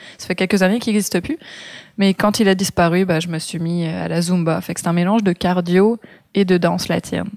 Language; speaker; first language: French; native; French